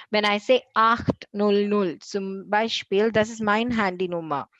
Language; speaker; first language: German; non-native, fluent; Malayalam